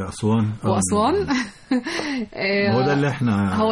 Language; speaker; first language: Arabic; native; Arabic